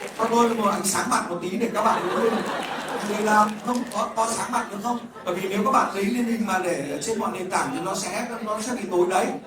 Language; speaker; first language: Vietnamese; native; Vietnamese